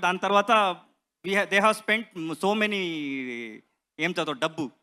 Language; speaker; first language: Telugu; non-native, learner; Kannada